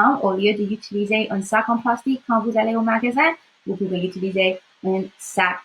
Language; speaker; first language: French; non-native, local second language; English